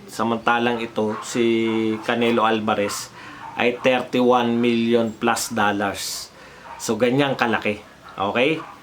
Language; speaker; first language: Filipino; native; Filipino